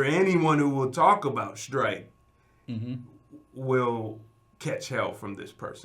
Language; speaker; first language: English; native; English